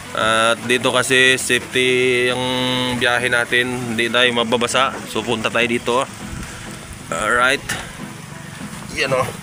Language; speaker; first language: Filipino; native; Filipino